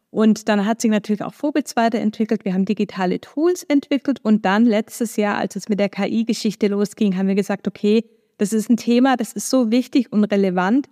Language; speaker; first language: German; native; German